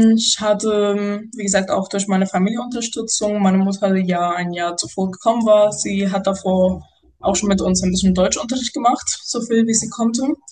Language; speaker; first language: German; non-native, fluent; Spanish